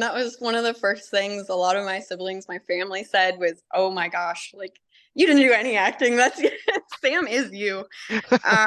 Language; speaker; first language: English; native; English